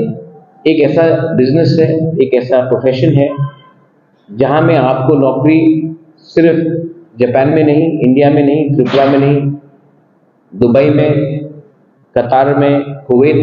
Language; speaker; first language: Hindi; non-native, local second language; Kok Borok